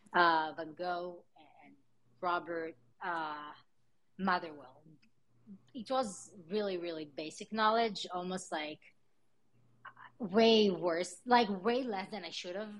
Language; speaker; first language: English; early bilingual, other home language; Hebrew